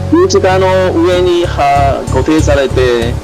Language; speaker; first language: Japanese; non-native, learner; Chinese